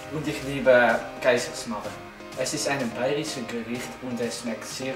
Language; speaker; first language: German; non-native, learner; Arabic